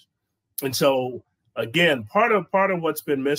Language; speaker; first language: English; native; English